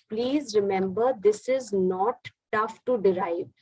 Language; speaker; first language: English; non-native, local second language; Hindi